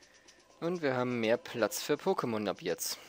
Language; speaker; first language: German; native; German